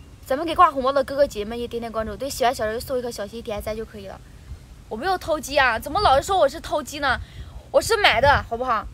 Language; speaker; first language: Chinese; native; Chinese